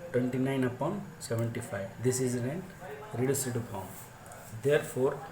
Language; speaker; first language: Hindi; non-native, local second language; Marathi